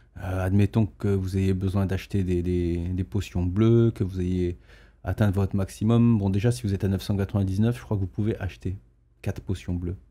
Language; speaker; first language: French; native; French